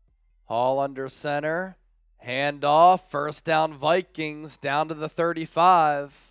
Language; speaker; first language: English; native; English